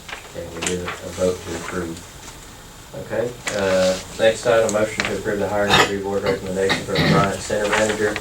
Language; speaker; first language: English; native; English